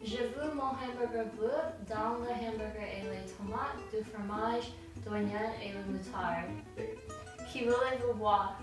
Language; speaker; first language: French; non-native, learner; English